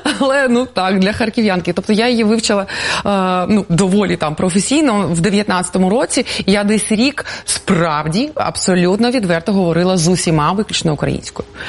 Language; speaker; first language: Ukrainian; non-native, local second language; Russian